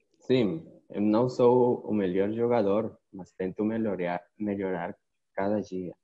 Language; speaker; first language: Portuguese; non-native, learner; Spanish